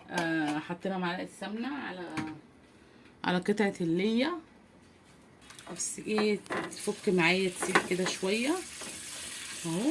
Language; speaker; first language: Arabic; native; Arabic